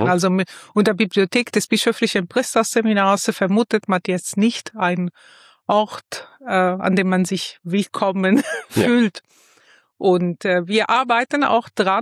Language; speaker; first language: German; non-native, fluent; Italian